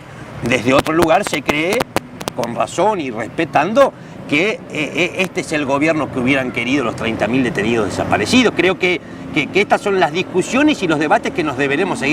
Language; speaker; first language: Spanish; native; Spanish